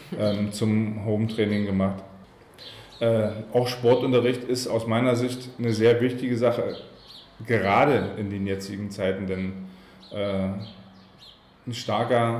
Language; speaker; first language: German; native; German